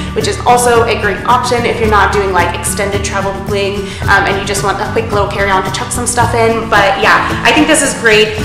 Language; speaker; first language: English; native; English